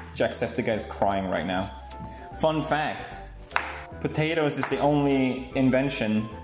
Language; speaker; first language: English; non-native, fluent; Swedish